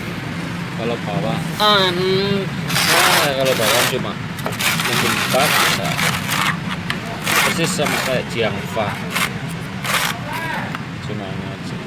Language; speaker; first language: Indonesian; non-native, local second language; Javanese